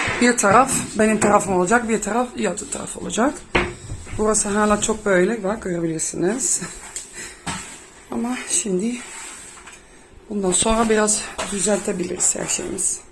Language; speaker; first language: Turkish; non-native, fluent; Dutch